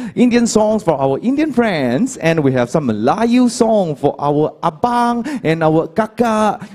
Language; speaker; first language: English; non-native, local second language; Chinese